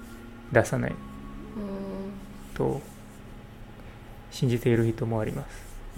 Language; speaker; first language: Japanese; non-native, learner; English